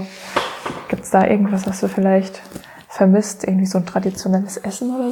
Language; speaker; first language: German; native; German